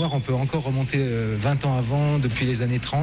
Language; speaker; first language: French; native; French